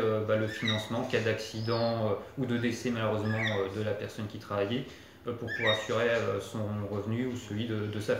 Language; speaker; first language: French; native; French